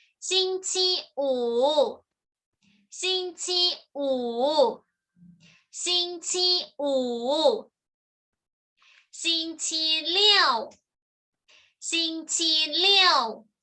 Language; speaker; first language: Chinese; non-native, fluent; Thai